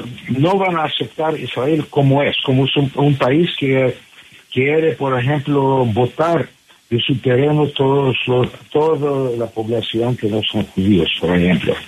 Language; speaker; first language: Spanish; non-native, fluent; English